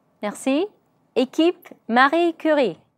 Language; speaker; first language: French; non-native, learner; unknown